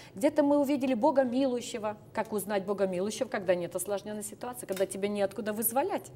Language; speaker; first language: Russian; native; Russian